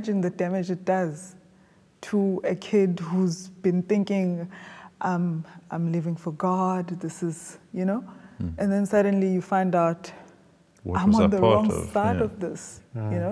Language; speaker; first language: English; non-native, local second language; Zulu